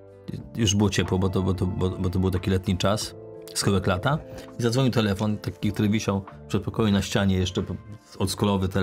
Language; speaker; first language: Polish; native; Polish